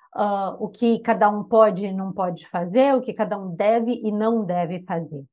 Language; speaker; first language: Portuguese; native; Portuguese